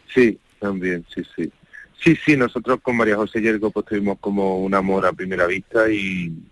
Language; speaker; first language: Spanish; native; Spanish